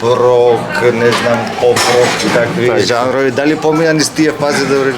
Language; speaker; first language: Macedonian; native; Macedonian